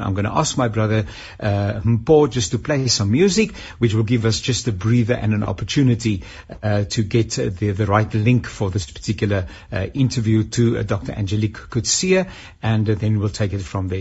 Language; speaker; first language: English; non-native, local second language; Afrikaans